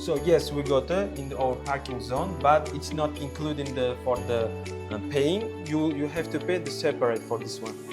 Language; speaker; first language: English; non-native, local second language; Uzbek